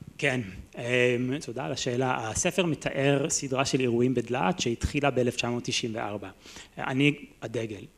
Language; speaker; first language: Hebrew; non-native, fluent; English